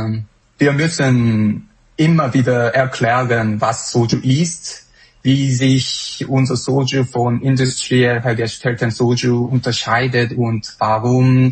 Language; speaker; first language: German; non-native, fluent; Korean